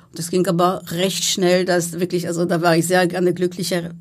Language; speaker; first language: German; non-native, fluent; Hebrew